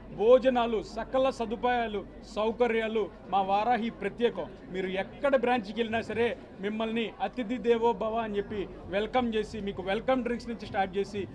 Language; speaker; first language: Telugu; native; Telugu